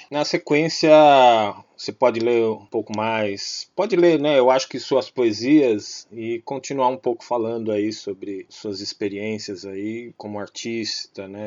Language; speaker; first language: Portuguese; native; Portuguese